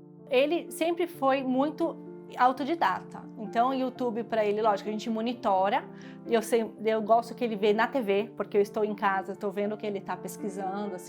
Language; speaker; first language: Portuguese; native; Portuguese